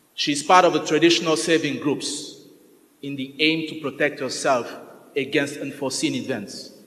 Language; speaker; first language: English; non-native, fluent; French